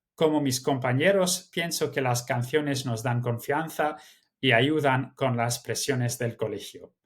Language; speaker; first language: Spanish; non-native, fluent; English